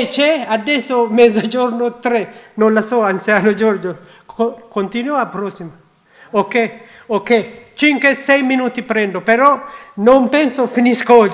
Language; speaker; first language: Italian; non-native, learner; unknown